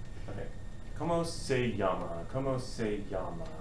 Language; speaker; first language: Spanish; non-native, fluent; English